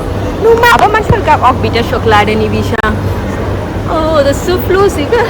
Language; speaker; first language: German; non-native, learner; Telugu